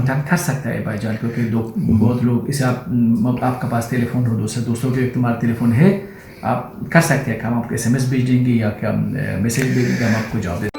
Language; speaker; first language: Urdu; non-native, learner; Persian